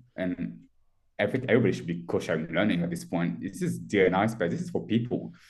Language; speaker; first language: English; non-native, fluent; French